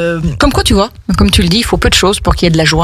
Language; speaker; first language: French; native; French